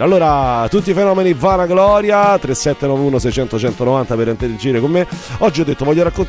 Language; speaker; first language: Italian; native; Italian